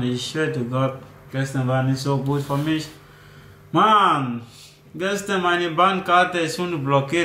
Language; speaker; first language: German; non-native, learner; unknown